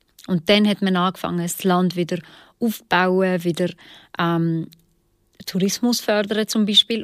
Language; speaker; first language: German; early bilingual, other home language; Albanian